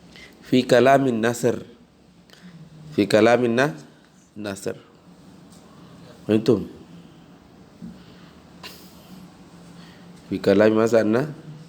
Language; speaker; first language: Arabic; non-native, fluent; Indonesian